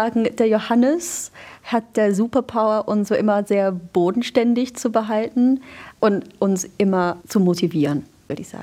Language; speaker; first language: German; non-native, fluent; English